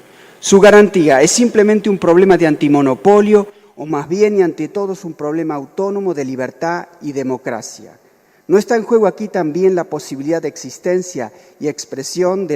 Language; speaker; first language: Spanish; native; Spanish